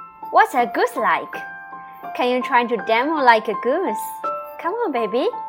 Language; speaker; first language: English; non-native, fluent; Chinese